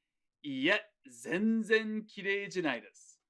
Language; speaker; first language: Japanese; non-native, fluent; English